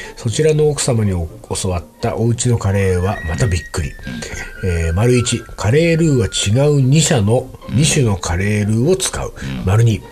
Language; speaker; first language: Japanese; native; Japanese